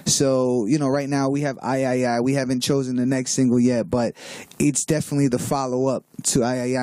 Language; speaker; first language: English; native; English